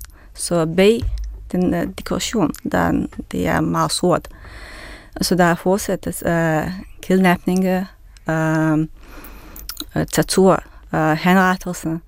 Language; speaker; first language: Danish; non-native, fluent; Russian